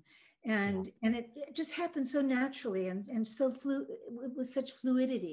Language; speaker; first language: English; early bilingual, other home language; Norwegian